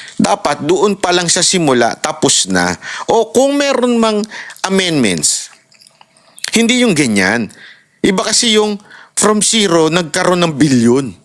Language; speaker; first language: Filipino; native; Filipino